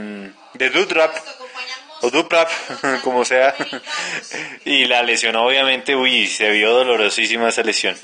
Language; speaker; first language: Spanish; native; Spanish